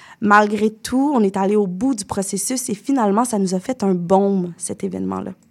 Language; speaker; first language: French; native; French